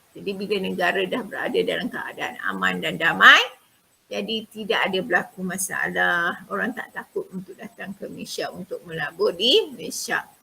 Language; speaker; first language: Malay; native; Malay